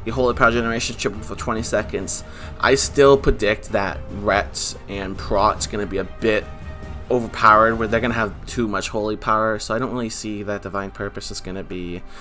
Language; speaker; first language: English; native; English